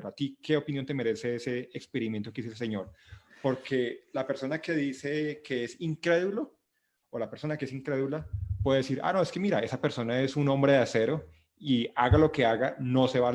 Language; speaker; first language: Spanish; native; Spanish